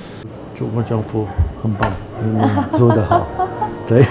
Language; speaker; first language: Chinese; non-native, learner; English